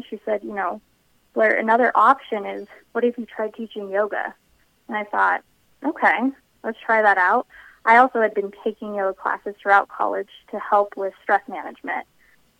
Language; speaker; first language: English; native; English